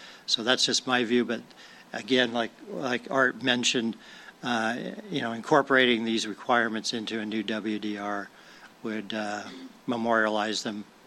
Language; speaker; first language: English; early bilingual, other home language; Spanish